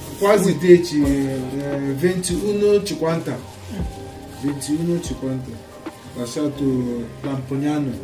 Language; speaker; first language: Italian; non-native, learner; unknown